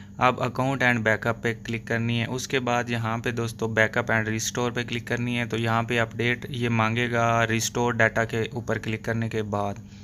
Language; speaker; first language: Urdu; non-native, local second language; Punjabi